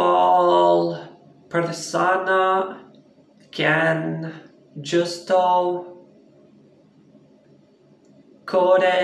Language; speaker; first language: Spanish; non-native, learner; English